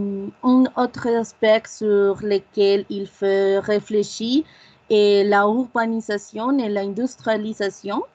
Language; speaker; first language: French; non-native, learner; Spanish